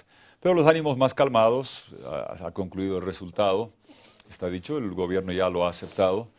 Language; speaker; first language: Spanish; native; Spanish